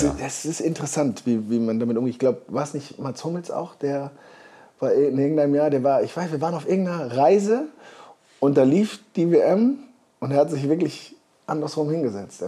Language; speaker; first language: German; native; German